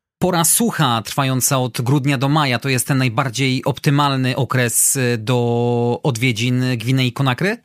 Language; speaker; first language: Polish; native; Polish